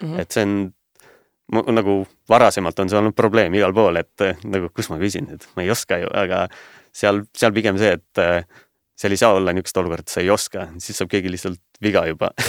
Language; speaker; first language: Estonian; native; Estonian